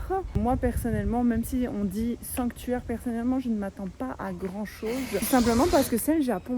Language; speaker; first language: French; native; French